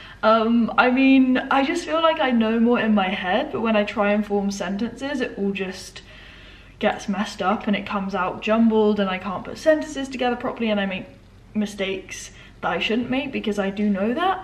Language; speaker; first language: English; native; English